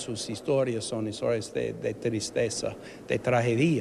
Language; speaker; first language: Spanish; non-native, fluent; English